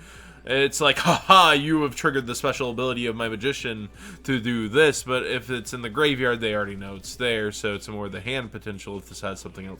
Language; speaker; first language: English; native; English